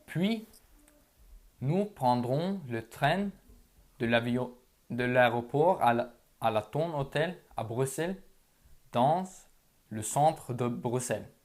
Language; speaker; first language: French; non-native, learner; Norwegian